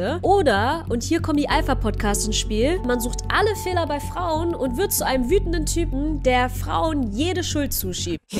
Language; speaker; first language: German; native; German